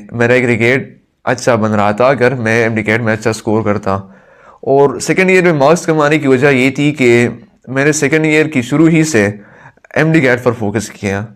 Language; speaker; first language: Urdu; non-native, local second language; Pashto